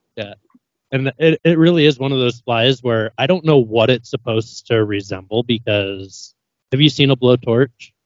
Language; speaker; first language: English; native; English